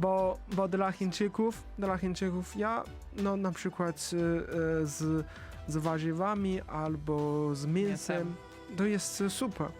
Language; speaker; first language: Polish; non-native, learner; Chinese